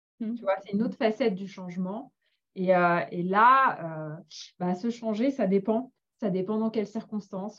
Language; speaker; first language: French; native; French